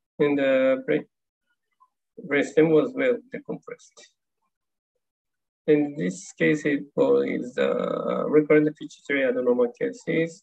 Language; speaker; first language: English; non-native, fluent; Japanese